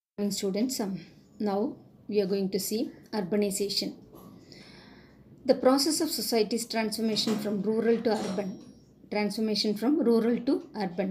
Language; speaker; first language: English; non-native, local second language; Tamil